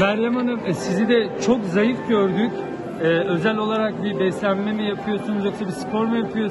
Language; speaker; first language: Turkish; native; Turkish